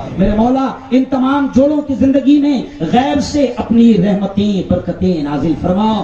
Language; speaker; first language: Urdu; native; Urdu